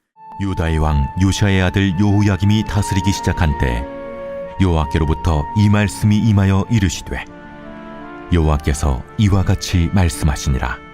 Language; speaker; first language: Korean; native; Korean